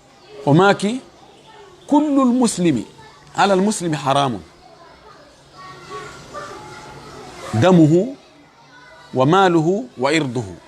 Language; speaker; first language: Arabic; non-native, fluent; Fula